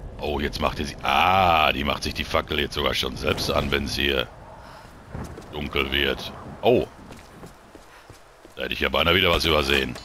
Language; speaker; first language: German; native; German